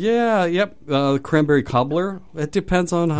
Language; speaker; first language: English; native; English